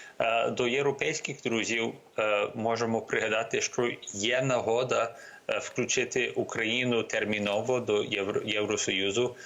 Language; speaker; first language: Ukrainian; early bilingual, heritage; Ukrainian